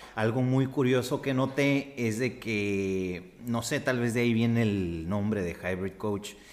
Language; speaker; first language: Spanish; native; Spanish